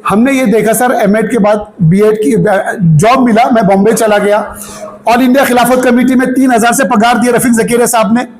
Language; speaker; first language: Hindi; non-native, local second language; Marathi